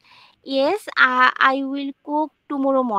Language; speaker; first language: English; non-native, learner; Bangla